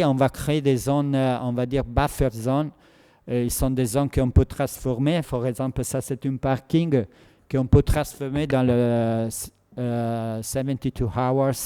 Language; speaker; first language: French; non-native, fluent; Italian